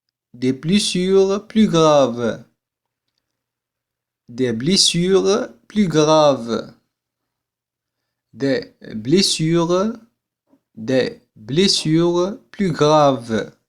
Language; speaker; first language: French; non-native, fluent; Arabic